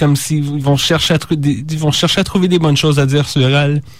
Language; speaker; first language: French; native; French